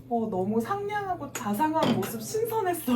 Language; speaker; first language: Korean; native; Korean